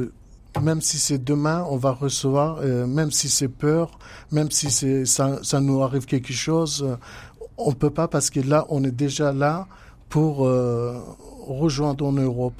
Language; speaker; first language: French; non-native, learner; Kurdish